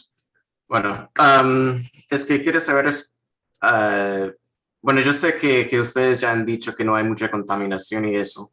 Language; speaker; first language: Spanish; non-native, fluent; English